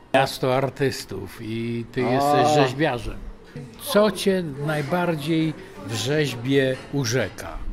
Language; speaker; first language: Polish; native; Polish